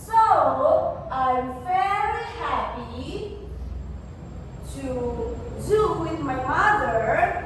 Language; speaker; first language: English; non-native, learner; Indonesian